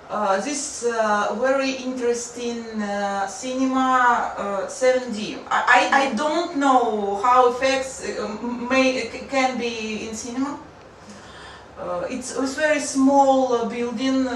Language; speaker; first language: English; non-native, learner; Russian